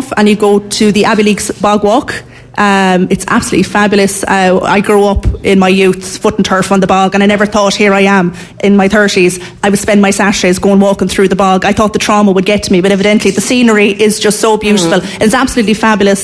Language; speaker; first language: English; native; English